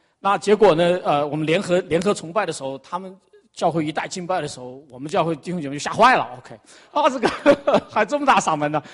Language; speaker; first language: Chinese; native; Chinese